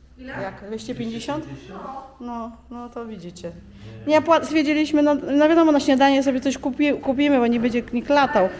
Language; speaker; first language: Polish; native; Polish